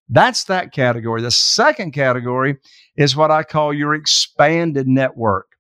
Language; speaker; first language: English; native; English